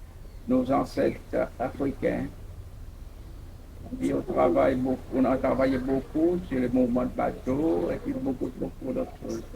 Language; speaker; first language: French; non-native, local second language; Seselwa Creole French